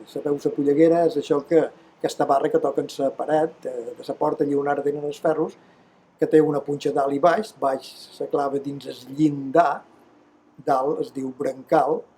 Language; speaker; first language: Catalan; native; Catalan